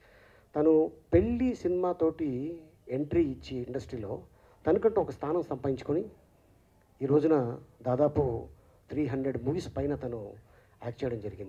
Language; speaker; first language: Telugu; native; Telugu